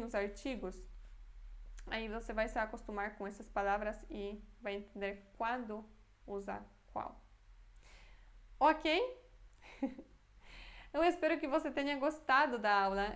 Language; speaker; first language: Portuguese; non-native, fluent; Polish